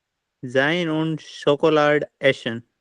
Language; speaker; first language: German; non-native, learner; Hindi